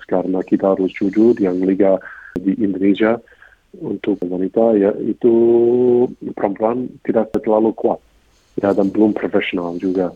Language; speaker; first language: Indonesian; non-native, fluent; English